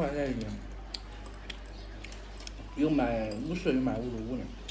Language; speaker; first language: Chinese; native; Chinese